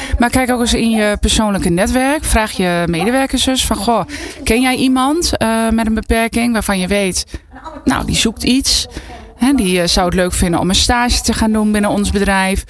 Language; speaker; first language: Dutch; native; Dutch